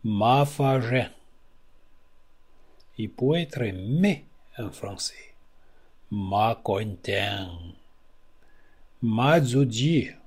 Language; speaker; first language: French; non-native, learner; Italian